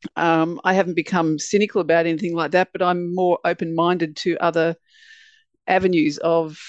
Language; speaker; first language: English; native; English